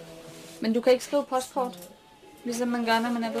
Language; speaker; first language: Danish; native; Danish